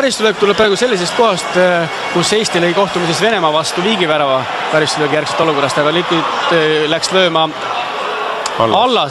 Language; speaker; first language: Estonian; native; Estonian